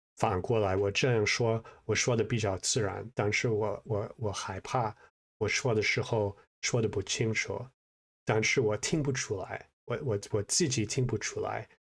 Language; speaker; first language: Chinese; non-native, fluent; English